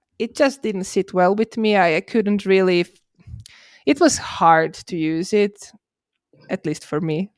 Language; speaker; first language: English; non-native, fluent; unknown